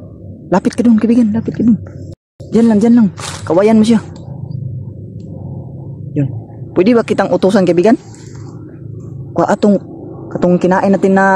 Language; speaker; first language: Filipino; non-native, local second language; Cebuano